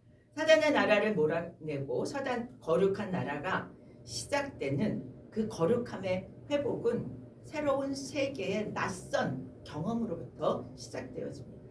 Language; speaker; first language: Korean; native; Korean